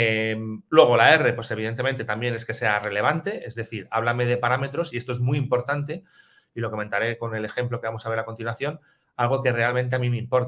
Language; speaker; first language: Spanish; native; Spanish